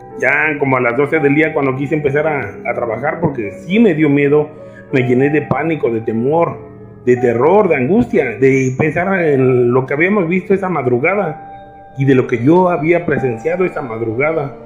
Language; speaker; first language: Spanish; native; Spanish